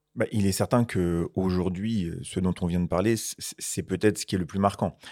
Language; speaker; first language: French; native; French